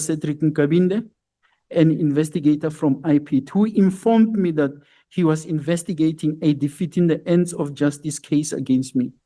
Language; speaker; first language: English; non-native, local second language; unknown